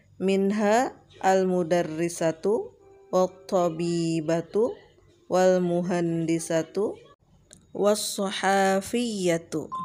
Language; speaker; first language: Arabic; non-native, fluent; Indonesian